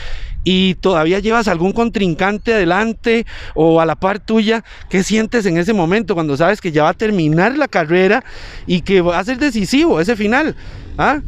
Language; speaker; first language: Spanish; native; Spanish